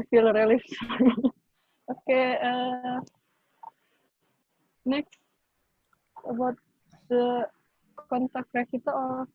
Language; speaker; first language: English; non-native, learner; Indonesian